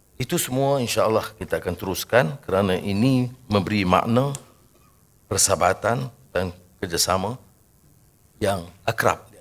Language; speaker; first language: Malay; native; Malay